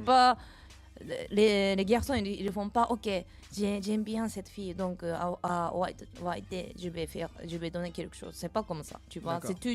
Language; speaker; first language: French; non-native, fluent; Japanese